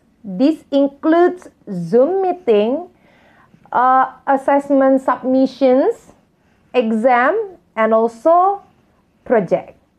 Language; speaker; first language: English; non-native, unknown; Indonesian